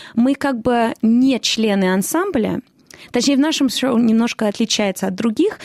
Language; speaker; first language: Russian; early bilingual, heritage; Russian